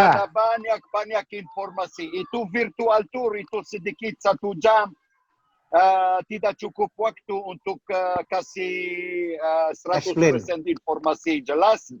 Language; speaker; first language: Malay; non-native, learner; Hebrew